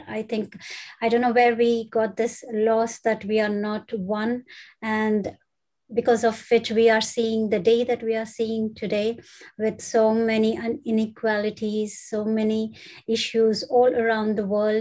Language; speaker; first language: English; non-native, local second language; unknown